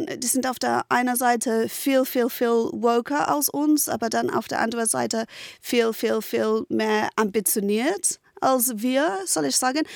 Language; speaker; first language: German; non-native, fluent; English